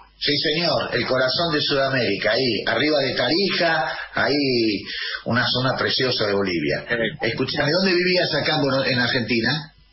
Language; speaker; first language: Spanish; native; Spanish